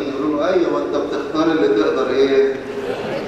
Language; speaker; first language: Arabic; native; Arabic